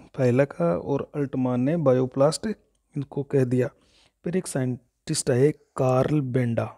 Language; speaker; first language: Hindi; native; Hindi